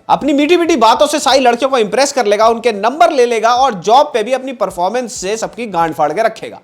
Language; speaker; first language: Hindi; native; Hindi